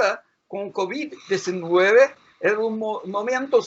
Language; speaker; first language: Spanish; non-native, fluent; Portuguese